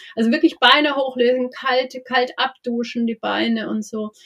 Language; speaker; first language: German; native; German